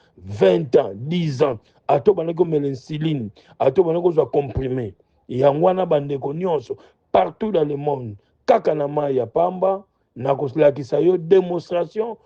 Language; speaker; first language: Lingala; non-native, local second language; Kongo